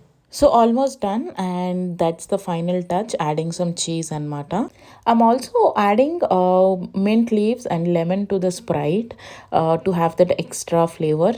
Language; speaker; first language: English; non-native, local second language; Telugu